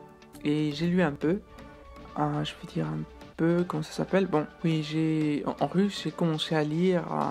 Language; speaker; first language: French; non-native, fluent; Spanish